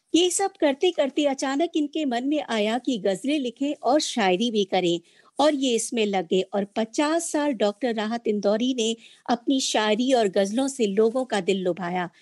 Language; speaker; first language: Hindi; native; Hindi